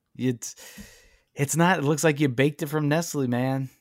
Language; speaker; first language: English; native; English